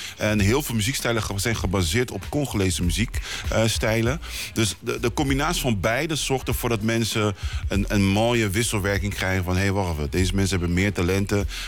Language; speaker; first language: Dutch; early bilingual, other home language; Lingala